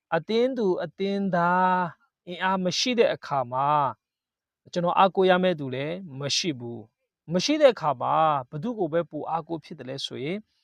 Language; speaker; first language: Burmese; non-native, local second language; Kachin